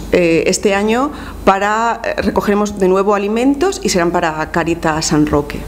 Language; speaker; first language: Spanish; native; Spanish